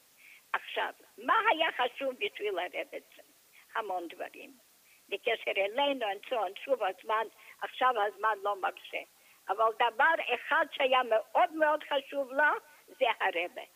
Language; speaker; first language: Hebrew; non-native, fluent; English